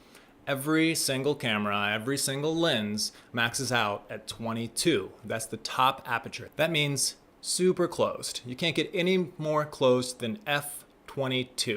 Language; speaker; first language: English; native; English